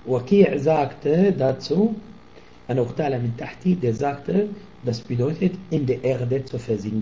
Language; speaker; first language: German; non-native, fluent; Arabic